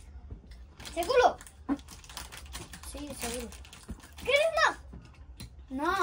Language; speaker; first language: Spanish; early bilingual, other home language; Bangla